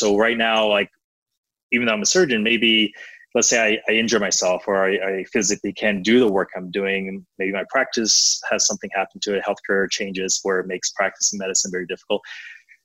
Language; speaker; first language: English; native; English